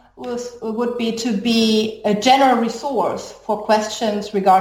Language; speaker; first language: English; non-native, fluent; German